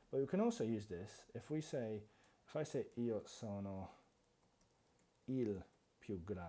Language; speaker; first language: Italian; non-native, fluent; English